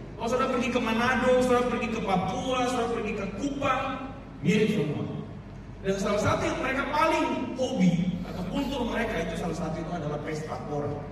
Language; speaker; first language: Indonesian; native; Indonesian